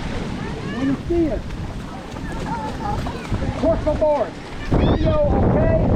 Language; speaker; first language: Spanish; non-native, learner; English